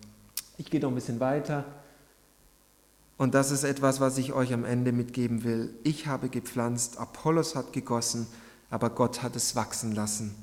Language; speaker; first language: German; native; German